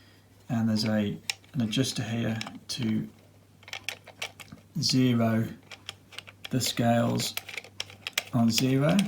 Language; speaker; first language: English; native; English